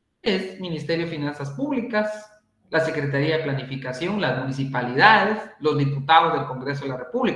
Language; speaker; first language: Spanish; native; Spanish